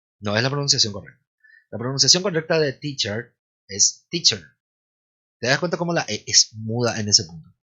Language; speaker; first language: Spanish; native; Spanish